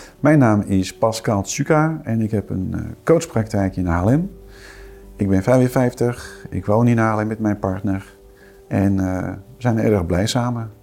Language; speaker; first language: Dutch; non-native, fluent; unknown